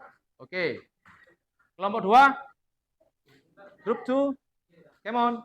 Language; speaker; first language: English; non-native, learner; Javanese